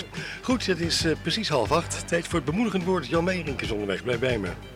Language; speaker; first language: Dutch; native; Dutch